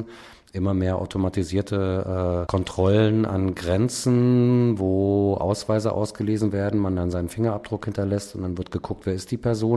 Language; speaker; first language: German; native; German